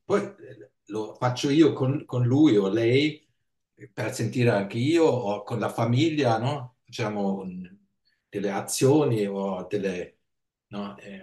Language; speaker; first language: Italian; non-native, fluent; German